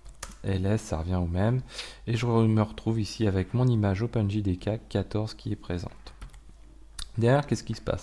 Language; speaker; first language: French; native; French